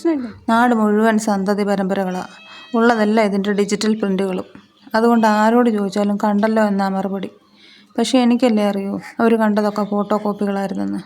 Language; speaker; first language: Malayalam; native; Malayalam